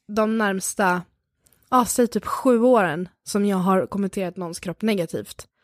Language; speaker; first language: Swedish; native; Swedish